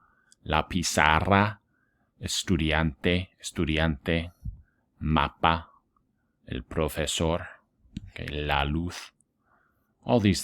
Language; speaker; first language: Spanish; non-native, fluent; English